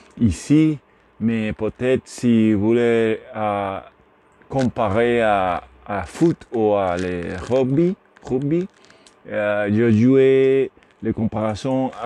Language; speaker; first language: French; non-native, learner; Spanish